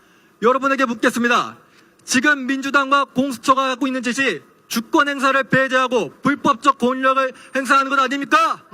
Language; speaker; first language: Korean; native; Korean